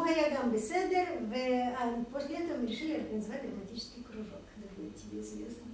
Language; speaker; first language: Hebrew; non-native, fluent; Russian